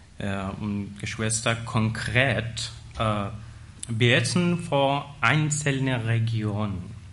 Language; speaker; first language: German; non-native, learner; Persian